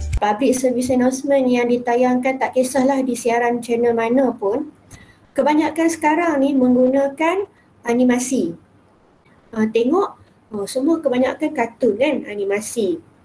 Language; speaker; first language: Malay; native; Malay